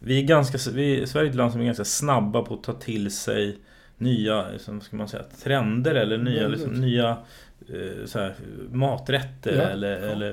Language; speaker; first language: Swedish; native; Swedish